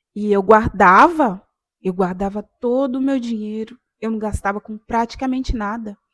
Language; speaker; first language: Portuguese; native; Portuguese